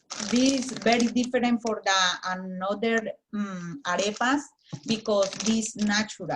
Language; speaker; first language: English; non-native, learner; Spanish